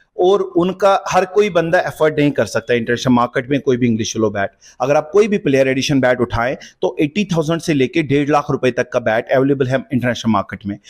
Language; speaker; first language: Hindi; non-native, local second language; Kashmiri